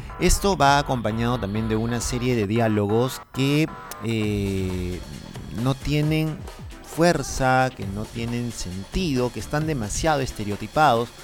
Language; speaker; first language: Spanish; native; Spanish